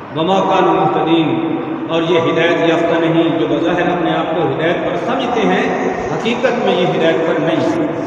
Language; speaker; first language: Urdu; non-native, local second language; Punjabi